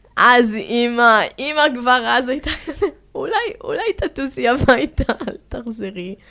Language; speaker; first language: Hebrew; early bilingual, heritage; Hebrew